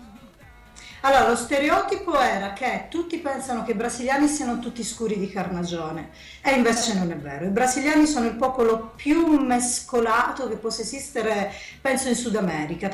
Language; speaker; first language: Italian; native; Italian